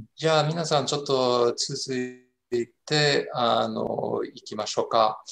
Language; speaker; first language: Japanese; non-native, fluent; French